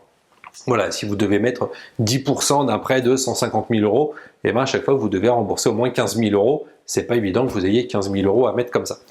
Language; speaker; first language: French; native; French